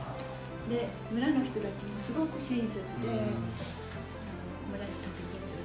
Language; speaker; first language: Japanese; native; Japanese